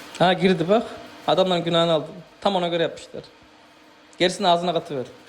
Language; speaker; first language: Turkish; native; Turkish